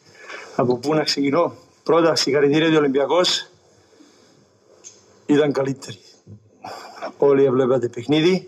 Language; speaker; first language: Greek; non-native, learner; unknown